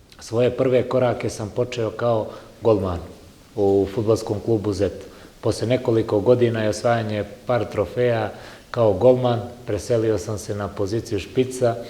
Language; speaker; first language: Serbian; native; Serbian